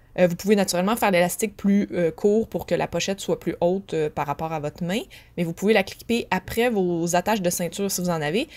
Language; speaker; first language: French; native; French